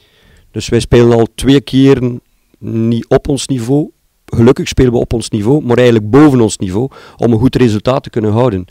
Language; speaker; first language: Dutch; native; Dutch